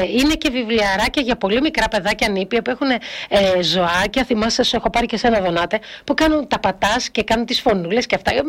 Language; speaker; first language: Greek; early bilingual, heritage; Greek